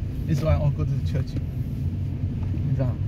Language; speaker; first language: English; non-native, learner; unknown